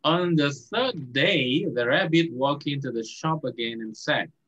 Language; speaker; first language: English; non-native, fluent; Indonesian